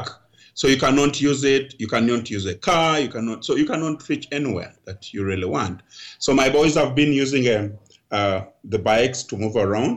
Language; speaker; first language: English; non-native, local second language; Ganda